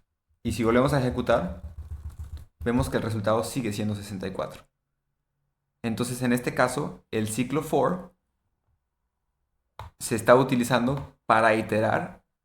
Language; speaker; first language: Spanish; native; Spanish